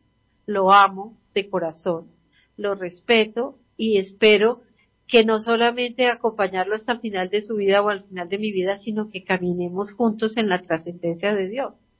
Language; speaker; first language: Spanish; native; Spanish